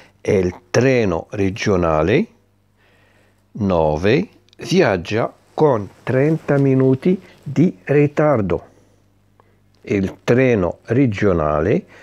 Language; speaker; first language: Italian; non-native, fluent; Arabic